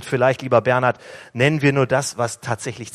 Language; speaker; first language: German; native; German